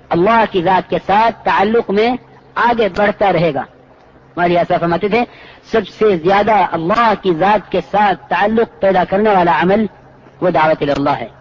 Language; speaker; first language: Urdu; native; Urdu